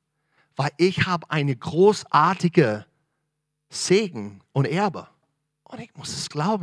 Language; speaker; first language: German; non-native, fluent; English